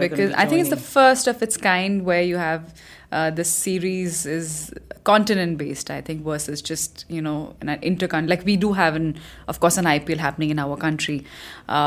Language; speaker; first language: English; non-native, local second language; Hindi